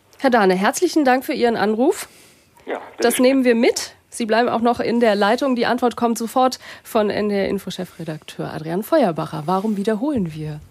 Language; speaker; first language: German; native; German